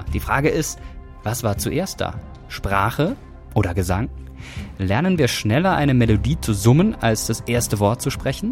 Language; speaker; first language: German; native; German